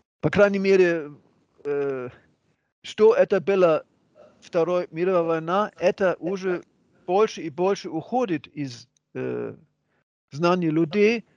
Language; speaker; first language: Russian; non-native, fluent; German